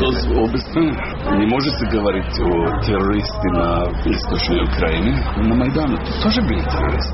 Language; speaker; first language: Russian; non-native, learner; Serbian